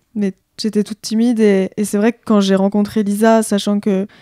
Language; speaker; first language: French; native; French